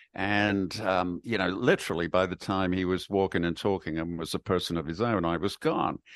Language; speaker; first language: English; native; English